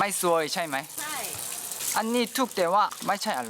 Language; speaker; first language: Thai; non-native, learner; Korean